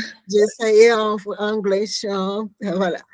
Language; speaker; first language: French; non-native, learner; Portuguese